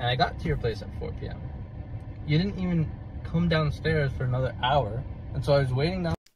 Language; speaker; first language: English; native; English